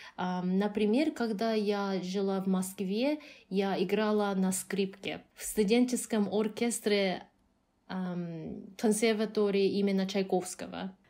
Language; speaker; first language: Russian; non-native, fluent; Japanese